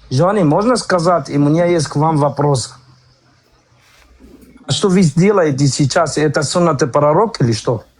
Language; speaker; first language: Russian; non-native, learner; Kurdish